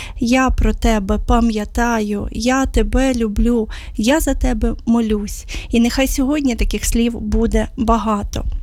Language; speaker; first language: Ukrainian; native; Ukrainian